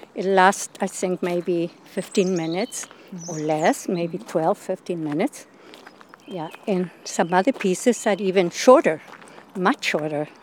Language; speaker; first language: English; non-native, fluent; Spanish